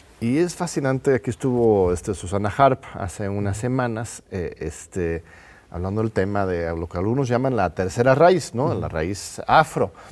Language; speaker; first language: Spanish; non-native, fluent; English